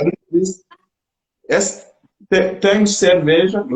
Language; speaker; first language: Portuguese; non-native, local second language; French